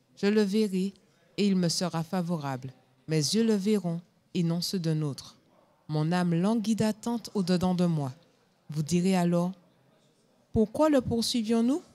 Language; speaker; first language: French; native; French